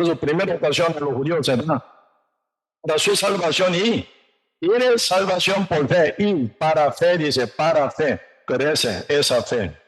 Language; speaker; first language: Spanish; non-native, learner; Korean